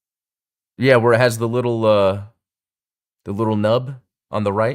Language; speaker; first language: English; native; English